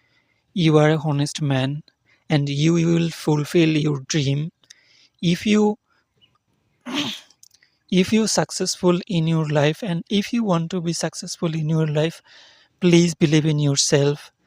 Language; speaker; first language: English; non-native, learner; Bangla